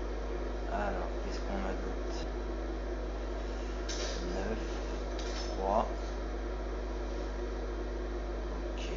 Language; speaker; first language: French; native; French